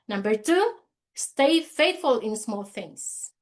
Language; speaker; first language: English; non-native, local second language; Filipino